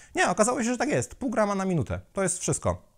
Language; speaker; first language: Polish; native; Polish